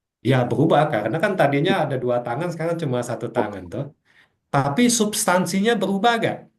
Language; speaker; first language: Indonesian; native; Indonesian